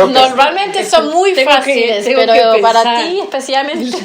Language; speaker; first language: Spanish; non-native, fluent; German